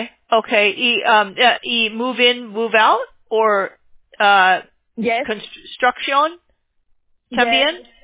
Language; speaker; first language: Spanish; non-native, learner; English